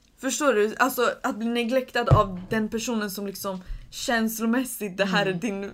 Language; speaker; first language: Swedish; early bilingual, other home language; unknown